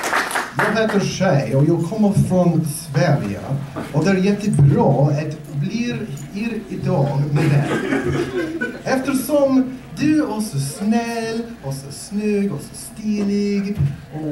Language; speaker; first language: Swedish; non-native, learner; English